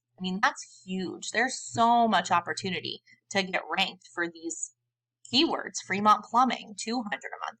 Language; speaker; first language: English; native; English